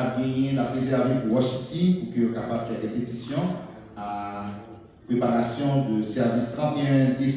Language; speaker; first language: French; non-native, local second language; Haitian Creole